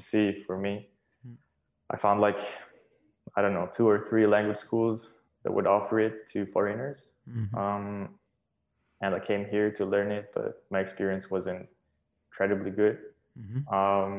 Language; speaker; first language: English; non-native, fluent; Serbian